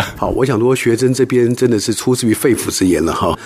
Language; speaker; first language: Chinese; native; Chinese